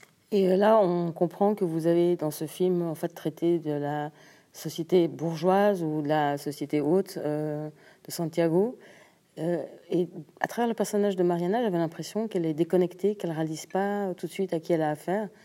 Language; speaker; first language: French; native; French